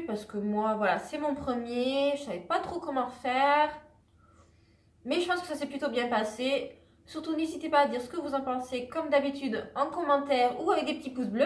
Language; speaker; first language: French; native; French